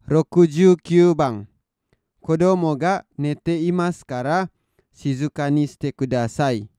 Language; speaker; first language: Japanese; non-native, fluent; Indonesian